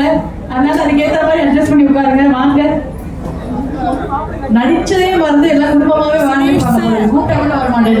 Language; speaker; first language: Tamil; native; Tamil